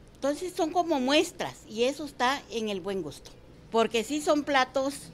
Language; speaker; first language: Spanish; native; Spanish